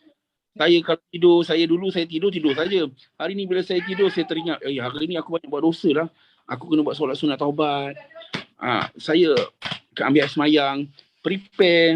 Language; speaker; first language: Indonesian; non-native, local second language; Malay